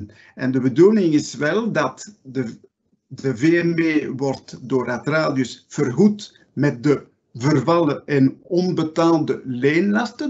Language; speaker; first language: Dutch; non-native, local second language; French